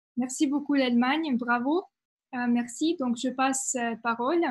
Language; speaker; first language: French; non-native, fluent; Russian